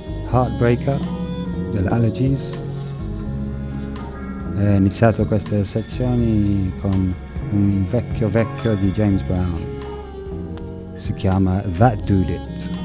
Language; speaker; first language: Italian; non-native, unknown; English